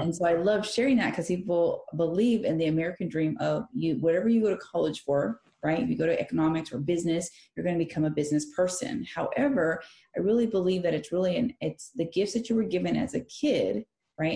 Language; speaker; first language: English; early bilingual, other home language; Spanish